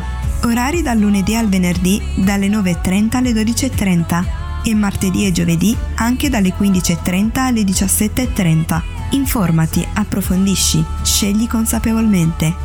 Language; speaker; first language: Italian; native; Italian